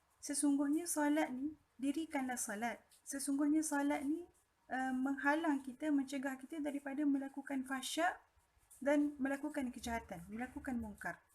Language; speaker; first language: Malay; native; Malay